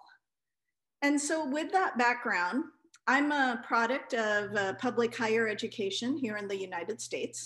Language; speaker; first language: English; non-native, local second language; Punjabi